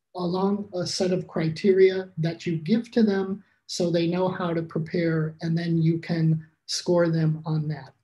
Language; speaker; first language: English; native; English